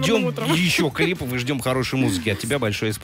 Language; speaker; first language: Russian; native; Russian